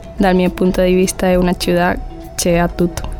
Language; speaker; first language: Italian; non-native, learner; Spanish